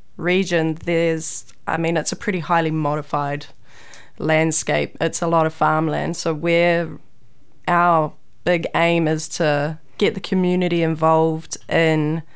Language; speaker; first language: English; native; English